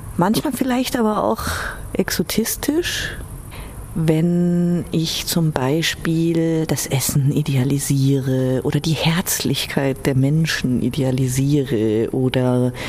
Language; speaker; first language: German; early bilingual, heritage; German